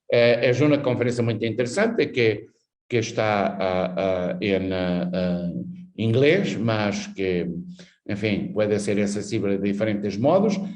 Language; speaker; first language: Spanish; non-native, fluent; Portuguese